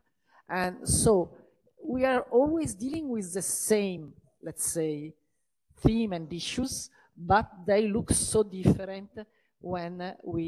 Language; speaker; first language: English; non-native, fluent; Italian